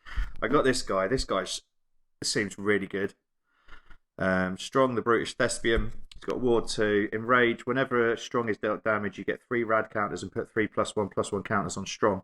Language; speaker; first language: English; native; English